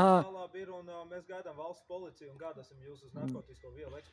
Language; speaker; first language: Latvian; native; Latvian